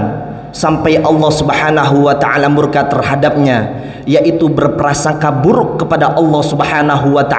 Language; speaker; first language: Indonesian; native; Indonesian